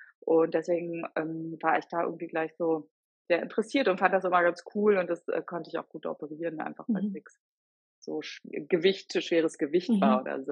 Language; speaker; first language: German; native; German